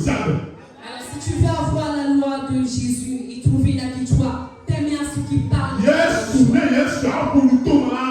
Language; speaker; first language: French; non-native, local second language; Ewe